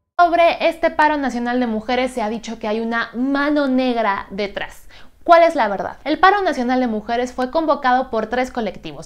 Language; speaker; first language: Spanish; native; Spanish